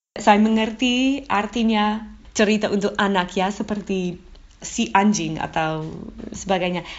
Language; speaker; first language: Indonesian; non-native, fluent; English